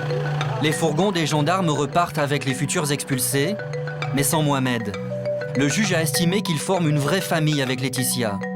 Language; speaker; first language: French; native; French